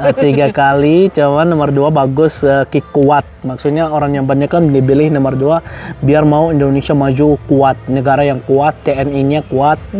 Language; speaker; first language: Indonesian; non-native, fluent; Arabic